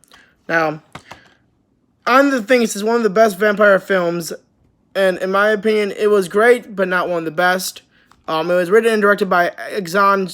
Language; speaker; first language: English; native; English